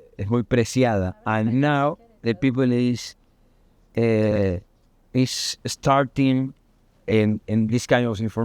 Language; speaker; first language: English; non-native, learner; Spanish